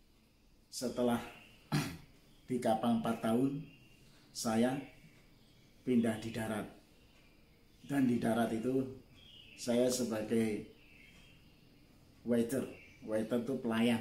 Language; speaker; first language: Indonesian; non-native, local second language; Javanese